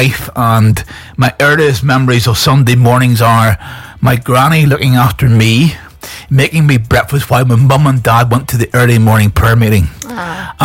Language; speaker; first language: English; native; English